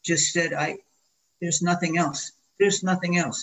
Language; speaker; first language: English; native; English